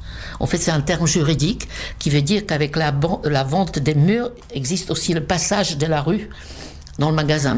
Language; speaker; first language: French; non-native, fluent; Czech